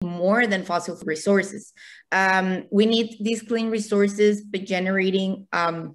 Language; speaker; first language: English; non-native, fluent; Spanish